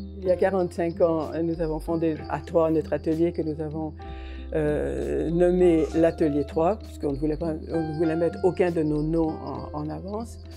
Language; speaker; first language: French; non-native, fluent; Hungarian